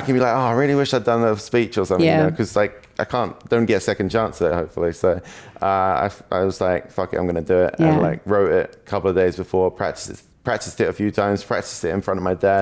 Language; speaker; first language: English; native; English